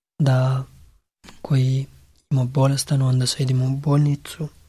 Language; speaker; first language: Serbian; non-native, learner; Pashto